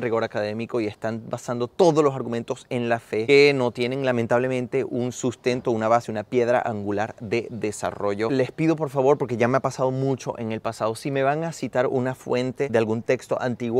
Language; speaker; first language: Spanish; native; Spanish